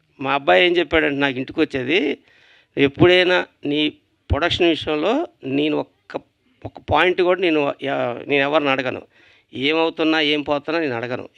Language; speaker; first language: Telugu; native; Telugu